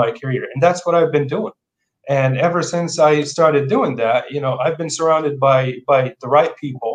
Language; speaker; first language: English; non-native, fluent; Arabic